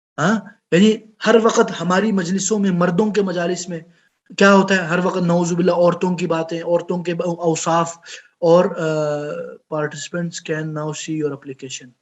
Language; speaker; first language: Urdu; non-native, local second language; Pashto